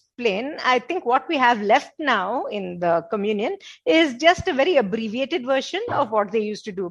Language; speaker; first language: English; non-native, local second language; Telugu